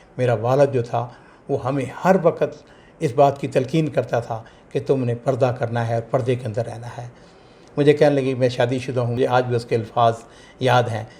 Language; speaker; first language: Urdu; non-native, local second language; Punjabi